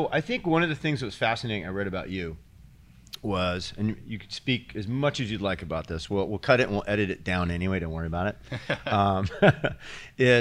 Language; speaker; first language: English; native; English